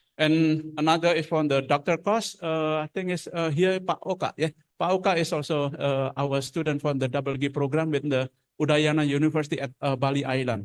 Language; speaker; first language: English; non-native, fluent; Indonesian